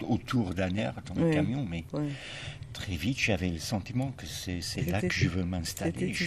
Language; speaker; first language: French; non-native, fluent; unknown